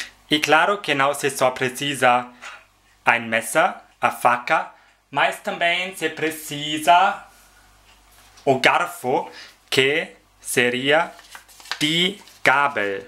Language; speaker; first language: Portuguese; non-native, fluent; German